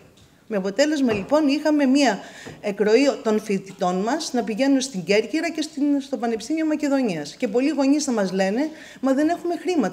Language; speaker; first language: Greek; native; Greek